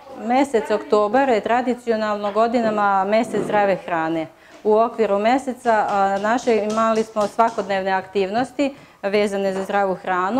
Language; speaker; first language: Serbian; native; Serbian